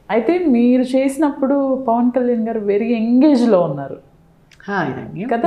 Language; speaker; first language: Telugu; native; Telugu